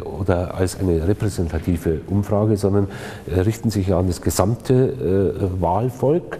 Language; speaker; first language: German; native; German